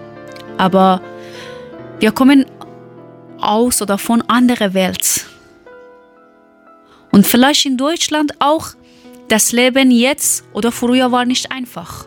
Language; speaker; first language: German; non-native, learner; Persian